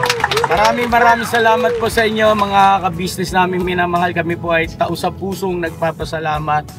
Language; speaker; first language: Filipino; native; Filipino